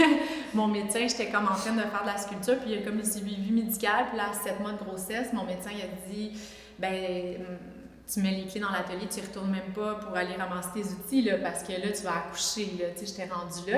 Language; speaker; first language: French; native; French